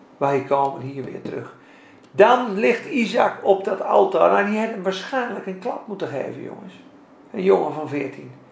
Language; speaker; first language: Dutch; non-native, fluent; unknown